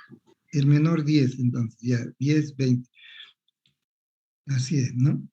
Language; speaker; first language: Spanish; native; Spanish